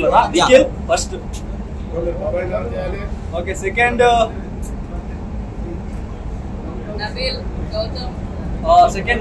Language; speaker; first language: Telugu; non-native, local second language; Kannada